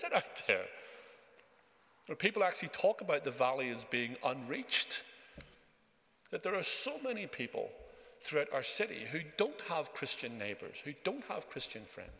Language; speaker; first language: English; native; English